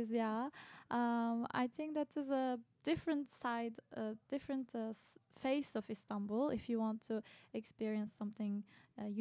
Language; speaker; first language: English; non-native, fluent; Turkish